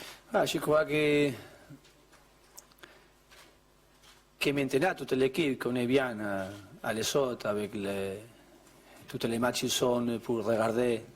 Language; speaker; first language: French; non-native, learner; Spanish